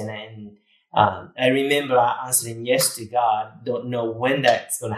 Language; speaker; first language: English; non-native, fluent; Japanese